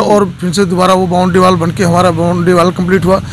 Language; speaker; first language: Hindi; native; Hindi